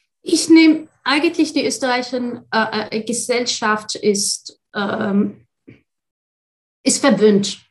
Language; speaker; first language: German; non-native, fluent; Arabic